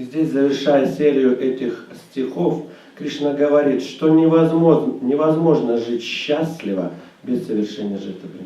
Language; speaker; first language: Russian; native; Russian